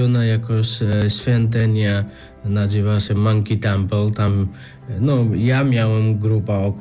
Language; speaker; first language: Polish; non-native, learner; Nepali